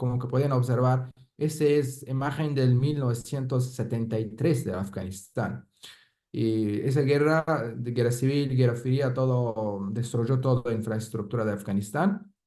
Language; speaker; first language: Spanish; non-native, fluent; Persian